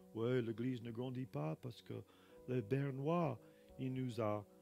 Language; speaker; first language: French; non-native, fluent; English